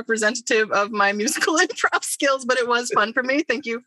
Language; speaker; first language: English; native; English